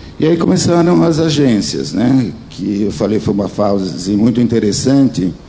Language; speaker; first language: Portuguese; early bilingual, other home language; Italian